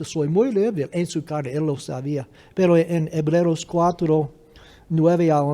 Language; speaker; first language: Spanish; non-native, fluent; English